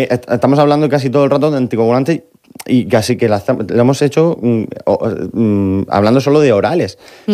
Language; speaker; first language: Spanish; native; Spanish